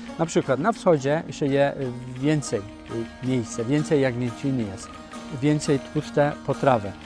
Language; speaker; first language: Polish; non-native, fluent; Turkish